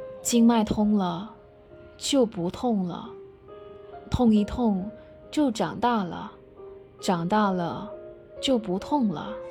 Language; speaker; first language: Chinese; native; Chinese